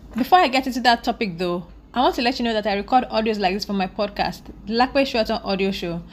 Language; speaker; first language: English; non-native, local second language; Yoruba